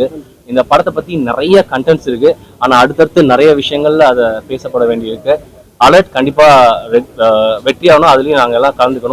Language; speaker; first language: Tamil; native; Tamil